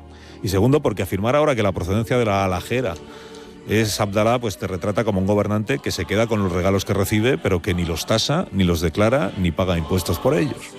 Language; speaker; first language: Spanish; native; Spanish